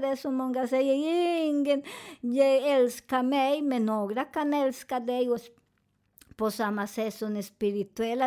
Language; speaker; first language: Swedish; non-native, learner; Spanish